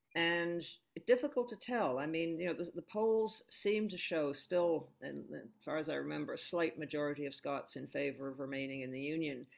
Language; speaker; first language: English; native; English